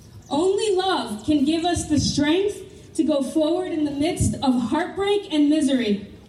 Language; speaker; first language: English; native; English